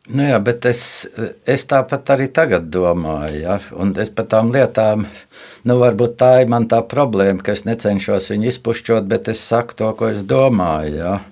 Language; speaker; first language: Latvian; native; Latvian